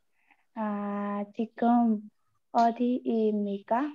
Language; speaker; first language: Korean; non-native, learner; Thai